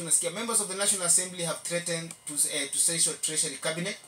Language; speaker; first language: English; non-native, local second language; Swahili